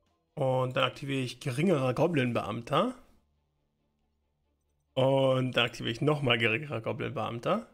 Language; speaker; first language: German; native; German